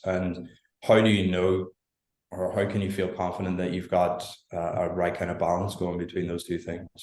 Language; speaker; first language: English; native; English